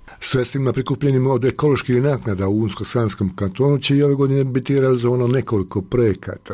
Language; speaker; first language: Croatian; native; Croatian